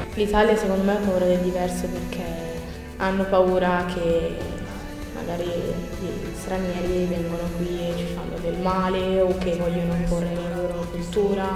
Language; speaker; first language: Italian; early bilingual, other home language; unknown